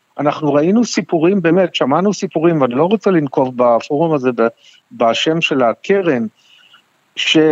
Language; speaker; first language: Hebrew; native; Hebrew